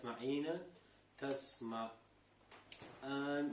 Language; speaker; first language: Arabic; non-native, learner; Russian